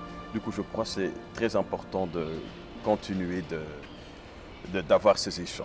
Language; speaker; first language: French; non-native, fluent; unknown